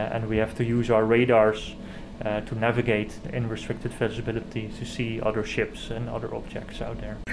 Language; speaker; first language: English; non-native, fluent; Dutch